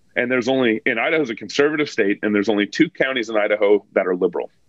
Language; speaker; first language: English; native; English